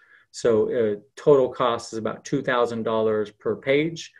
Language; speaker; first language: English; native; English